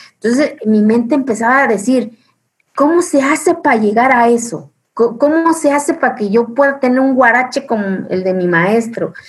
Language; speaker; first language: Spanish; early bilingual, other home language; Zapotec